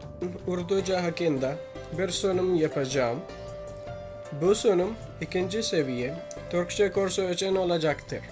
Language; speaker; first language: Turkish; non-native, learner; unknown